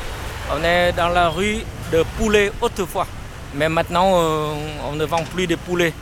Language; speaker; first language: French; non-native, fluent; Vietnamese